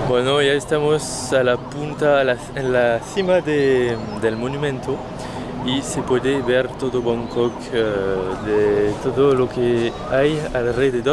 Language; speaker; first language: Spanish; non-native, fluent; French